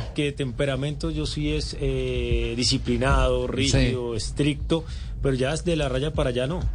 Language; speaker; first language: Spanish; native; Spanish